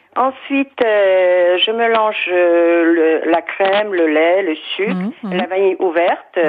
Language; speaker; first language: French; non-native, fluent; Polish